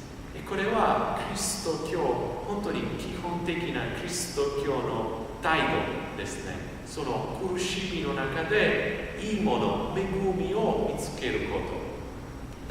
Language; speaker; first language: Japanese; non-native, fluent; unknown